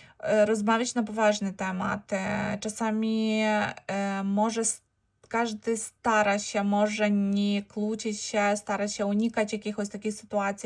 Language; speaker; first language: Polish; non-native, learner; Ukrainian